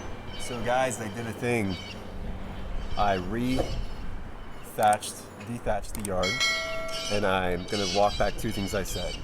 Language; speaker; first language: English; native; English